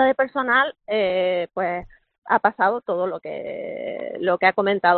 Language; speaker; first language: Spanish; native; Spanish